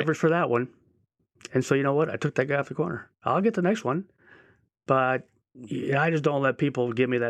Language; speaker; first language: English; native; English